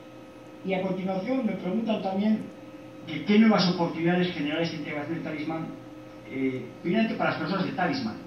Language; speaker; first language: Spanish; native; Spanish